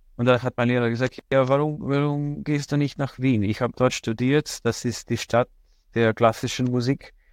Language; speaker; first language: German; non-native, fluent; Slovenian